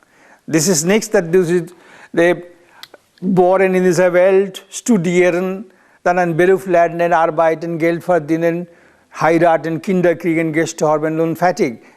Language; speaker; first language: German; non-native, learner; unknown